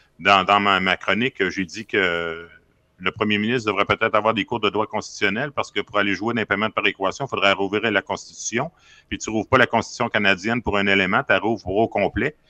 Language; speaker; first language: French; native; French